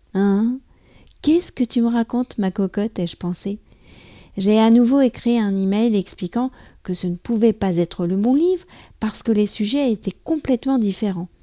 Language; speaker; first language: French; native; French